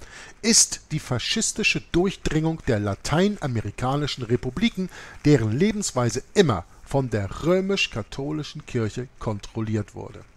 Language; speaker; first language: German; native; German